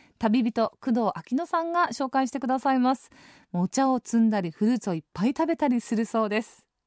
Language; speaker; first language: Japanese; native; Japanese